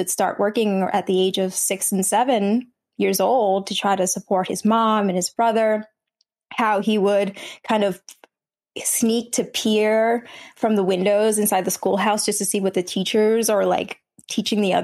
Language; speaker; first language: English; early bilingual, other home language; Vietnamese